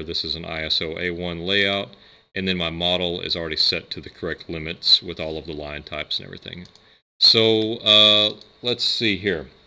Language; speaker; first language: English; native; English